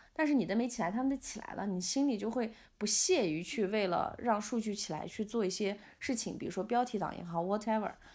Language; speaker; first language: Chinese; non-native, local second language; Uyghur